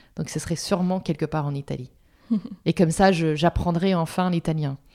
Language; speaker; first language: French; non-native, fluent; English